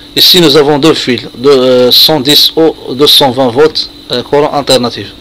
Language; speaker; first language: French; non-native, local second language; Arabic